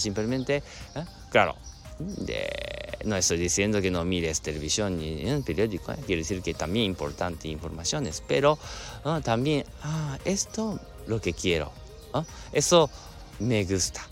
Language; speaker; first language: Spanish; non-native, learner; Japanese